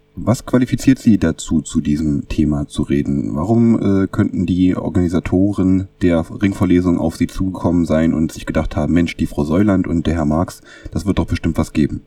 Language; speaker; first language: German; native; German